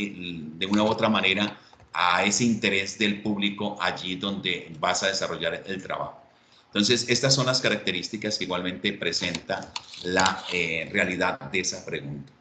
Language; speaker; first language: Spanish; native; Spanish